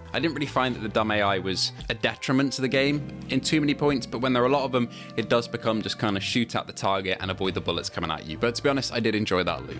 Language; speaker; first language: English; native; English